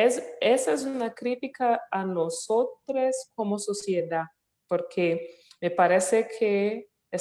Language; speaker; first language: Spanish; non-native, fluent; Portuguese